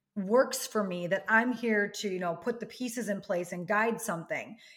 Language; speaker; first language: English; native; English